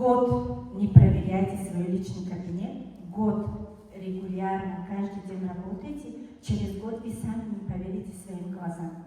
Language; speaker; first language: Russian; non-native, fluent; Tajik